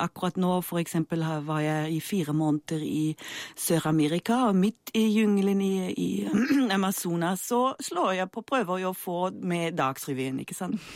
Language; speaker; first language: Norwegian; non-native, fluent; German